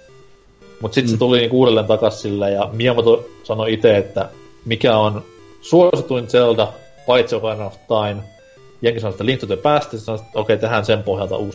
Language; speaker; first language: Finnish; native; Finnish